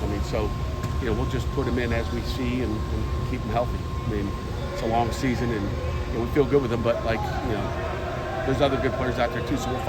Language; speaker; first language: English; native; English